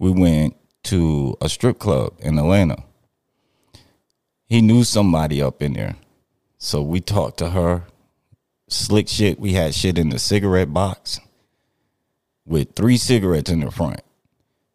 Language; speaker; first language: English; native; English